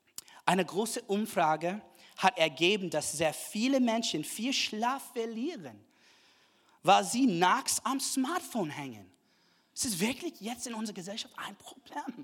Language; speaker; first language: German; non-native, fluent; English